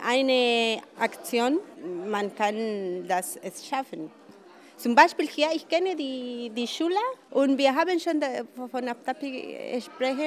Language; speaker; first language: German; non-native, learner; Spanish